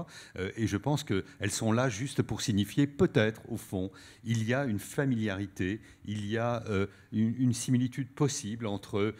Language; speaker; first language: French; native; French